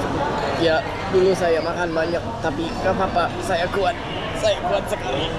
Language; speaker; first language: Indonesian; non-native, learner; English